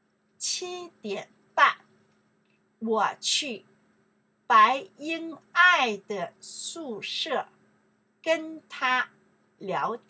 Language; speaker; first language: Chinese; non-native, learner; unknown